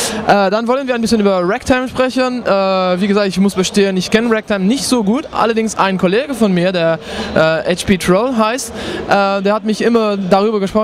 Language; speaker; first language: German; non-native, fluent; French